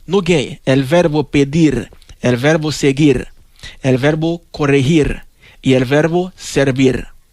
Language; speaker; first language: Spanish; non-native, fluent; Haitian Creole